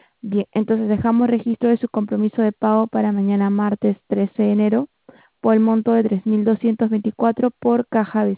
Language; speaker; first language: Spanish; native; Spanish